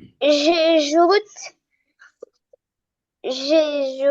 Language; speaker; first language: French; non-native, learner; Arabic